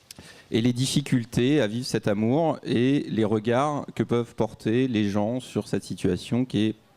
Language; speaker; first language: French; native; French